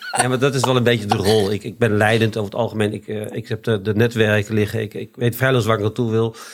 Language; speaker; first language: Dutch; native; Dutch